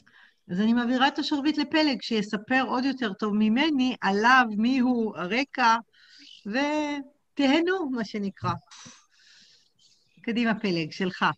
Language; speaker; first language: Hebrew; native; Hebrew